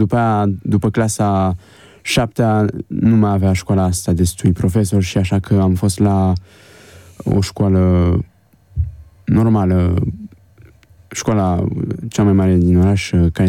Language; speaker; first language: Romanian; early bilingual, heritage; Romanian